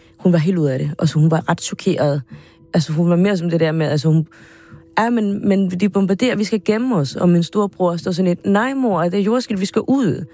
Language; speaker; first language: Danish; non-native, fluent; Spanish